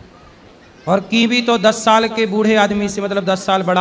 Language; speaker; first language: Hindi; native; Hindi